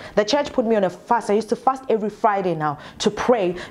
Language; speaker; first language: English; non-native, local second language; Northern Sotho